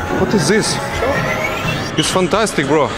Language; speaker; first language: English; non-native, learner; Russian